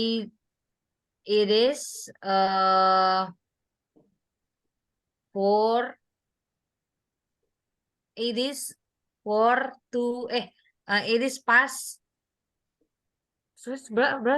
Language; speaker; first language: English; non-native, learner; Indonesian